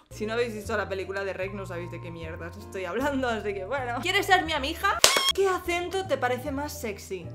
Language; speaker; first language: Spanish; native; Spanish